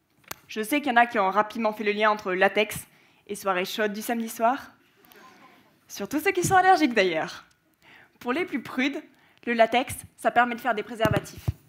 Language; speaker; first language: French; native; French